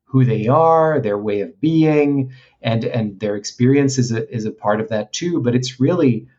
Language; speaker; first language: English; non-native, fluent; French